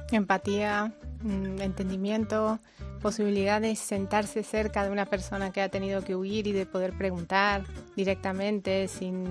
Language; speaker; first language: Spanish; native; Spanish